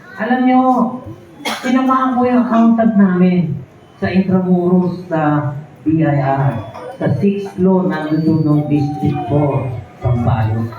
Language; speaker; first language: Filipino; native; Filipino